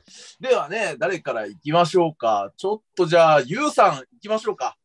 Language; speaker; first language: Japanese; native; Japanese